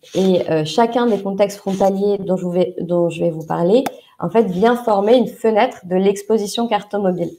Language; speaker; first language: French; native; French